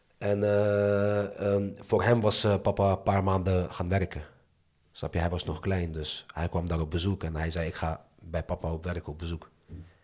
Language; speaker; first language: Dutch; early bilingual, other home language; Azerbaijani